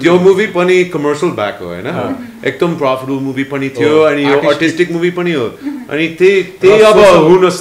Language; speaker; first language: Nepali; non-native, learner; English